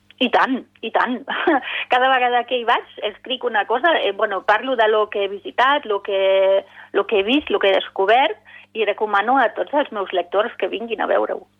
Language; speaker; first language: Catalan; non-native, fluent; German